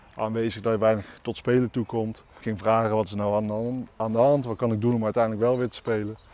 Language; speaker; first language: Dutch; native; Dutch